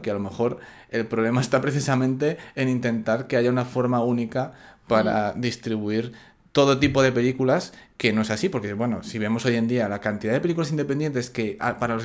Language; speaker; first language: Spanish; native; Spanish